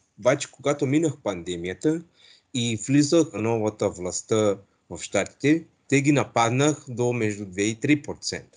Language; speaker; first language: Bulgarian; non-native, learner; English